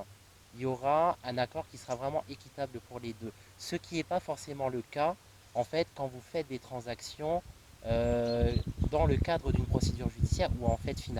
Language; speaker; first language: French; native; French